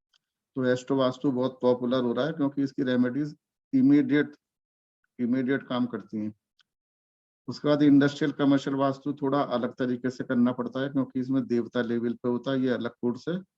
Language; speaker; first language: Hindi; native; Hindi